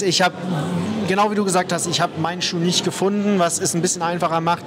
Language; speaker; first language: German; native; German